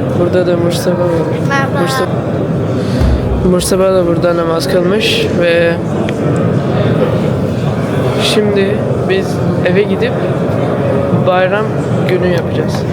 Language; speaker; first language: Turkish; non-native, fluent; Urdu